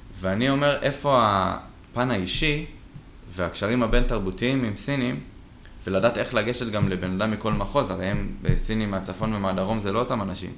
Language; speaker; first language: Hebrew; native; Hebrew